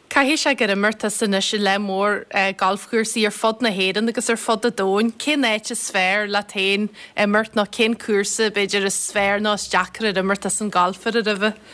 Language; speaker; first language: Irish; native; Irish